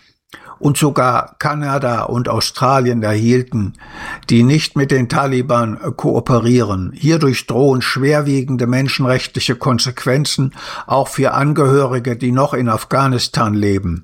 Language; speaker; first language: German; native; German